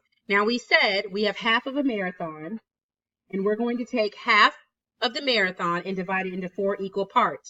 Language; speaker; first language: English; native; English